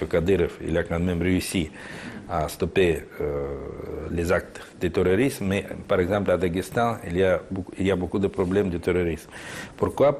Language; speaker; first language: French; non-native, fluent; Russian